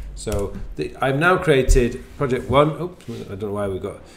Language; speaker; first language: English; native; English